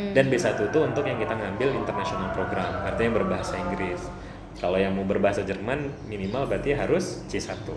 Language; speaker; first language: Indonesian; non-native, local second language; Achinese